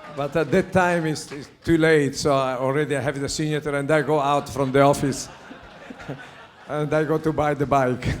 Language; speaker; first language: English; non-native, learner; Italian